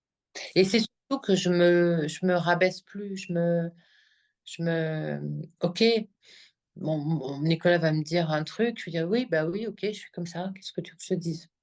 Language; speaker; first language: French; native; French